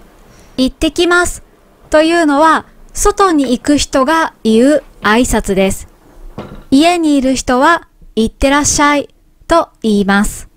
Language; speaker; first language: Japanese; native; Japanese